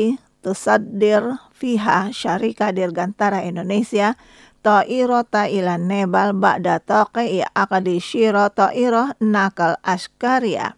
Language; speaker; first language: Arabic; non-native, learner; Indonesian